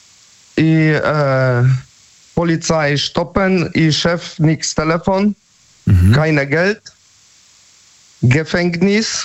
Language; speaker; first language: German; non-native, learner; Polish